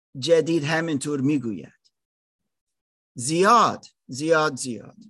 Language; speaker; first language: Persian; non-native, learner; German